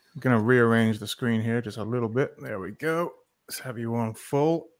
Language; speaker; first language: English; native; English